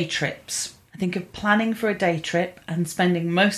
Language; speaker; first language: English; native; English